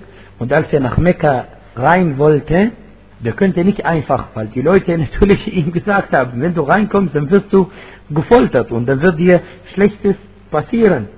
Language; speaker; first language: German; non-native, fluent; Arabic